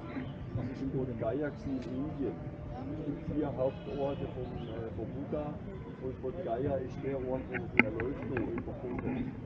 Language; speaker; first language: German; native; German